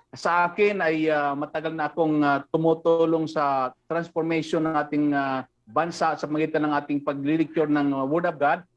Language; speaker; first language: Filipino; non-native, local second language; Waray